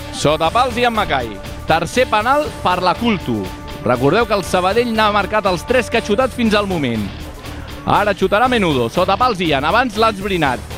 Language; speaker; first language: Catalan; native; Catalan